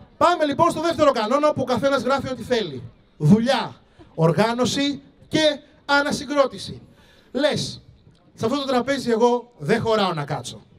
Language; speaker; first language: Greek; early bilingual, other home language; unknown